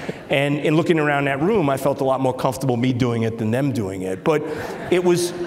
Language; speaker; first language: English; native; English